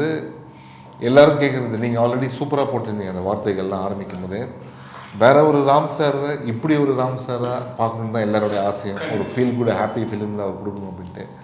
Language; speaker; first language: Tamil; native; Tamil